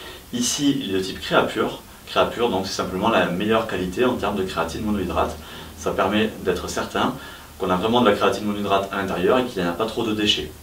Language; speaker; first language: French; native; French